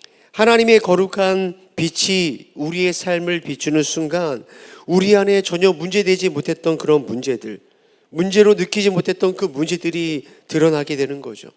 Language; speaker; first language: Korean; native; Korean